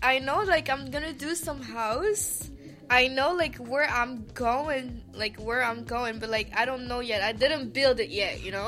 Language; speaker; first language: English; non-native, local second language; French